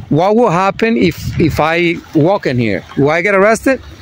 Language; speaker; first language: English; non-native, fluent; Spanish